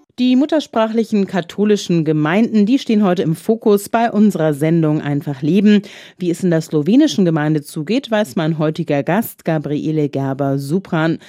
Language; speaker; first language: German; native; German